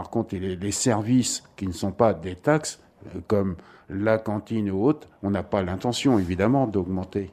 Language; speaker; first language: French; native; French